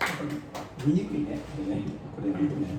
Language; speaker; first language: Japanese; native; Japanese